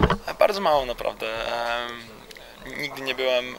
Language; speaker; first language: Polish; early bilingual, heritage; Polish